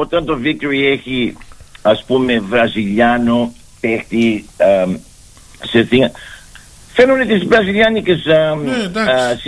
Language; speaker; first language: Greek; early bilingual, heritage; Greek